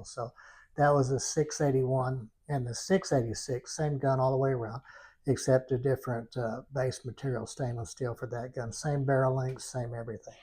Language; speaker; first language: English; native; English